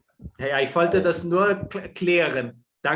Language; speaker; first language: German; non-native, fluent; Portuguese